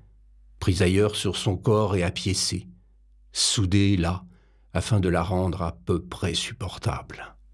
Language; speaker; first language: French; native; French